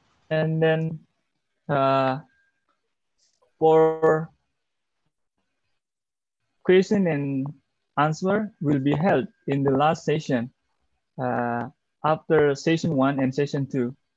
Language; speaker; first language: English; non-native, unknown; Indonesian